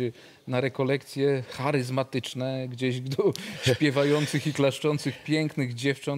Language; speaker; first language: Polish; native; Polish